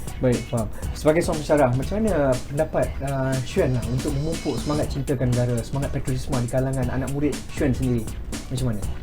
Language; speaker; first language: Malay; native; Malay